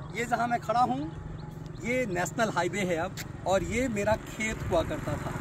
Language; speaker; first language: Hindi; native; Hindi